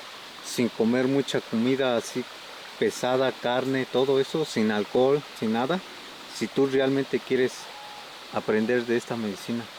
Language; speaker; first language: Spanish; native; Spanish